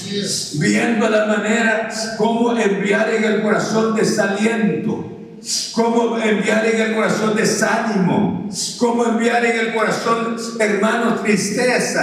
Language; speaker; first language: Spanish; native; Spanish